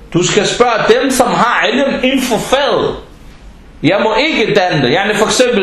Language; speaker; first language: Danish; non-native, fluent; Arabic